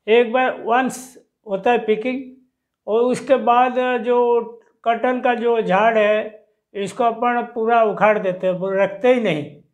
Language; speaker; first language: Hindi; non-native, local second language; Odia